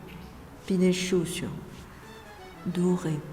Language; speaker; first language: French; native; French